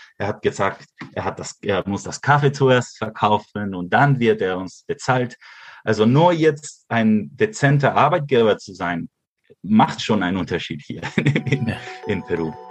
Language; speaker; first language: German; early bilingual, heritage; Spanish